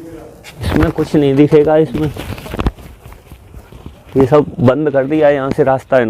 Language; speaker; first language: Hindi; native; Hindi